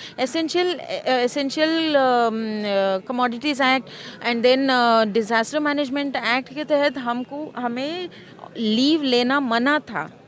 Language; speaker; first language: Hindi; non-native, local second language; Kannada